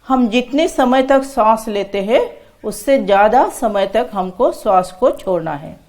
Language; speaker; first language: Hindi; non-native, local second language; Assamese